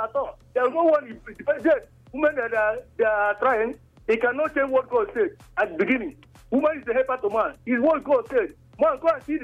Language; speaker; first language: English; non-native, local second language; Igbo